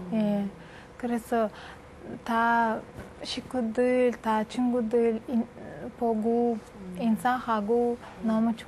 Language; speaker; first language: Korean; non-native, learner; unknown